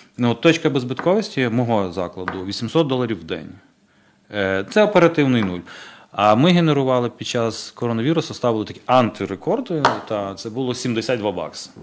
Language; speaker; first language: Ukrainian; native; Ukrainian